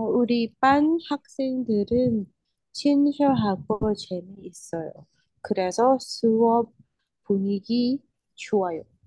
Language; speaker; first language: Korean; non-native, learner; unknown